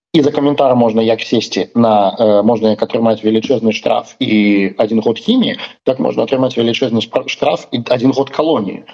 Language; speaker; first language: Belarusian; non-native, local second language; Russian